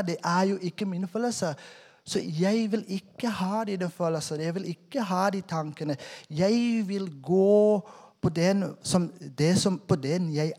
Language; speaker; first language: Norwegian; non-native, fluent; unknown